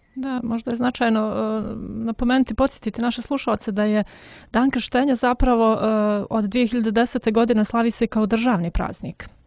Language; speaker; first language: Serbian; native; Serbian